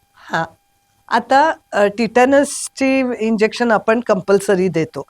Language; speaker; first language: Marathi; non-native, local second language; Kannada